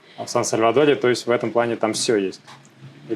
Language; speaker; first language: Russian; native; Russian